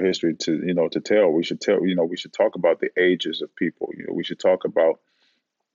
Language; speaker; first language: English; native; English